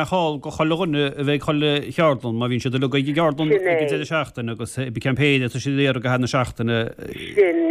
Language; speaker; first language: Irish; native; Irish